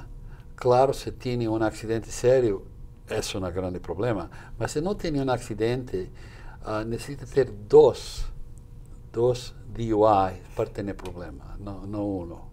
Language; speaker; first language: Spanish; non-native, fluent; Portuguese